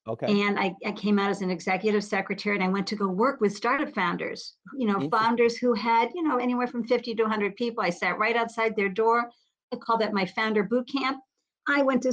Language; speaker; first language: English; native; English